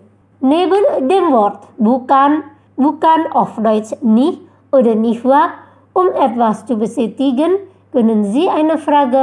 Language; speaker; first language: German; non-native, fluent; Indonesian